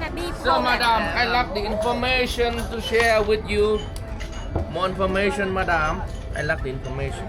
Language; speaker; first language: English; non-native, learner; Vietnamese